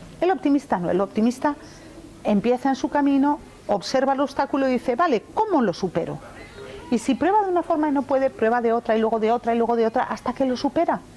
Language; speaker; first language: Spanish; early bilingual, other home language; English